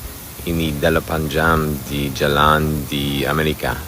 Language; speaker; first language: Indonesian; non-native, learner; English